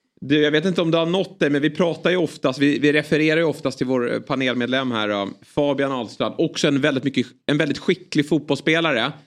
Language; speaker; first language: Swedish; native; Swedish